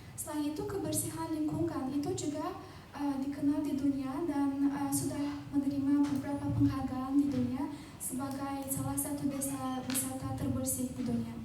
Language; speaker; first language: Indonesian; non-native, fluent; Azerbaijani